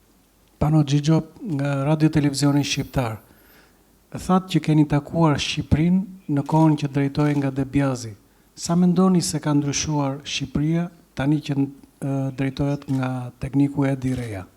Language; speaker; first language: Albanian; native; Albanian